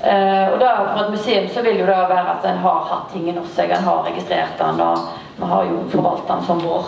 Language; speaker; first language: Norwegian; native; Norwegian